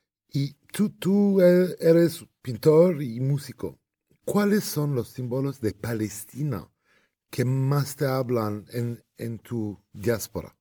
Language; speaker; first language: Spanish; non-native, fluent; Arabic